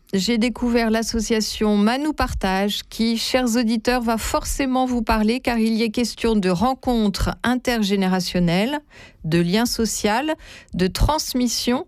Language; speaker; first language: French; native; French